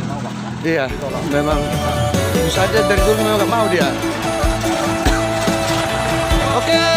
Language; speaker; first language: Indonesian; non-native, local second language; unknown